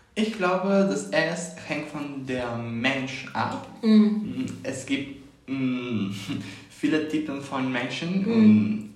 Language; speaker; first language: German; non-native, learner; Spanish